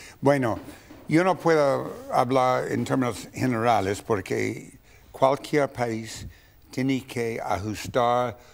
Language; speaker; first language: Spanish; non-native, fluent; English